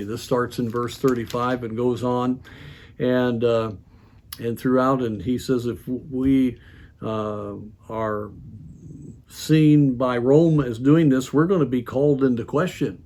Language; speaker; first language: English; native; English